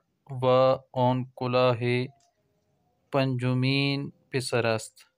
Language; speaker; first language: Persian; non-native, fluent; Urdu